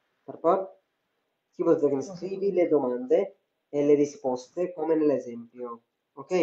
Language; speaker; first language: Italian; non-native, fluent; Bangla